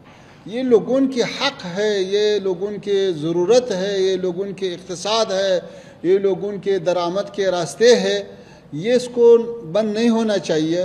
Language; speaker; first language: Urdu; non-native, fluent; Pashto